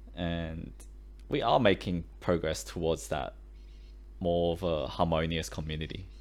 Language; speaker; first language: English; early bilingual, other home language; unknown